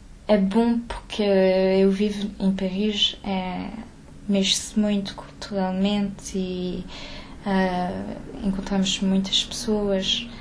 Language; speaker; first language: Portuguese; early bilingual, heritage; French